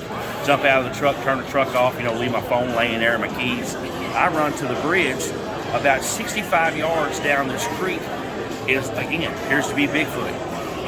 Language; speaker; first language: English; native; English